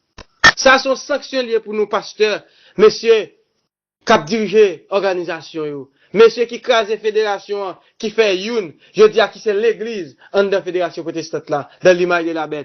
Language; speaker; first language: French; non-native, local second language; Haitian Creole